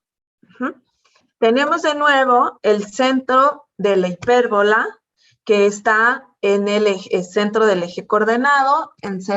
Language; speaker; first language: Spanish; native; Spanish